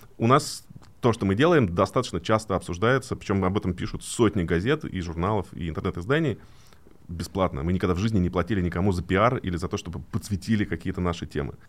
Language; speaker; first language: Russian; native; Russian